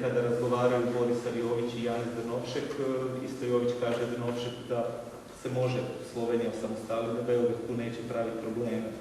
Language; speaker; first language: Croatian; native; Croatian